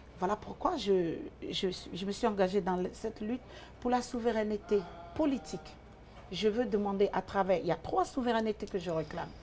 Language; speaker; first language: French; early bilingual, other home language; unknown